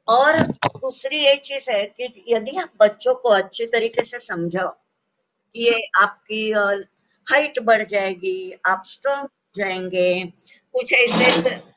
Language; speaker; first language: Hindi; non-native, local second language; Marathi